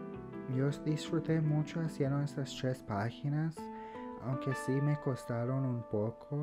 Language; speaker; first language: Spanish; early bilingual, heritage; English